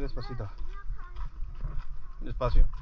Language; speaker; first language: Spanish; native; Spanish